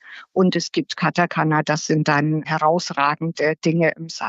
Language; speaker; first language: German; native; German